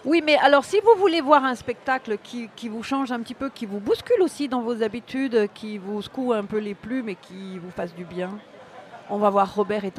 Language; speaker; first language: French; native; French